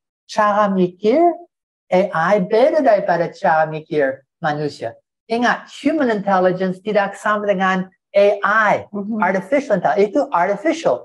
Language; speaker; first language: Indonesian; non-native, fluent; English